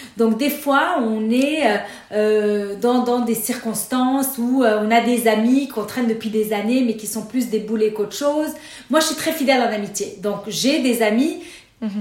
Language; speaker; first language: French; non-native, local second language; Arabic